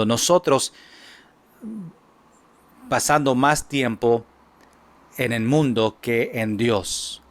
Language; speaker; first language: Spanish; non-native, fluent; English